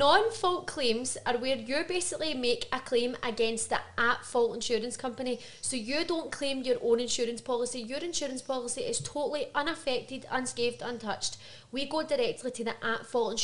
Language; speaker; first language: English; native; English